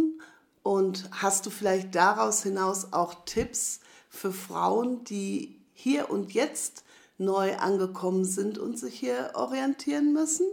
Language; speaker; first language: German; native; German